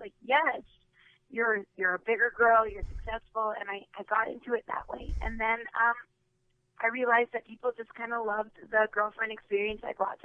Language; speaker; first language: English; native; English